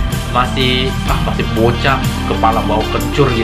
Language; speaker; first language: Indonesian; native; Indonesian